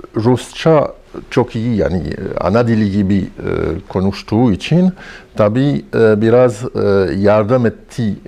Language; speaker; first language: Turkish; non-native, fluent; French